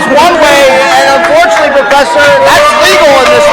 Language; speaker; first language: English; native; English